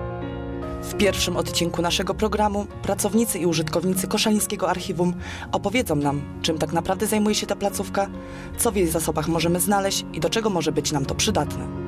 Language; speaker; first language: Polish; native; Polish